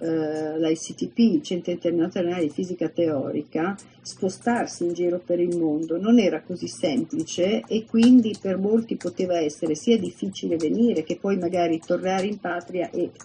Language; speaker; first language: Italian; native; Italian